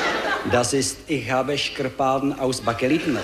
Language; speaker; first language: German; non-native, learner; Czech